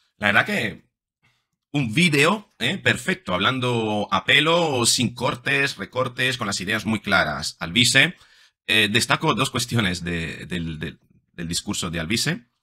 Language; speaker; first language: Spanish; non-native, fluent; Italian